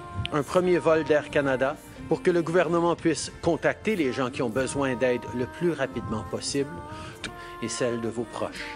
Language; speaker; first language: French; early bilingual, heritage; French